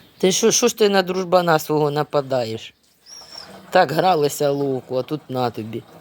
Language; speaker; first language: Ukrainian; native; Ukrainian